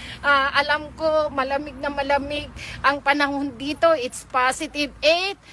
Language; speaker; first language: Filipino; non-native, local second language; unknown